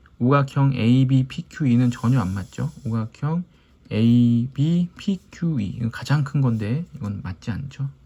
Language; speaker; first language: Korean; native; Korean